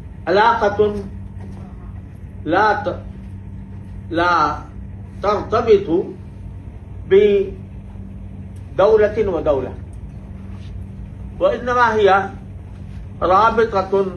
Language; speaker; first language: Arabic; non-native, fluent; Urdu